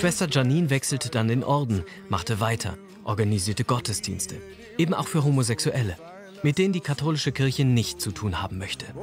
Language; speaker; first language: German; native; German